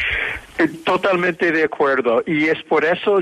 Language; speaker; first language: Spanish; non-native, fluent; English